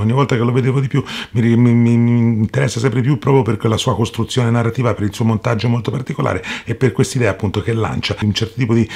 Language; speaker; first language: Italian; native; Italian